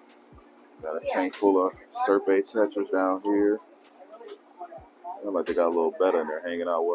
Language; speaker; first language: English; native; English